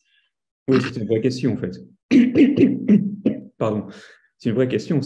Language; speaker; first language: French; native; French